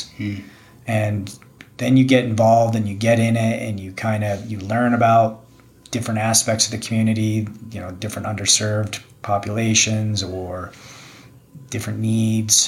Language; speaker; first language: English; native; English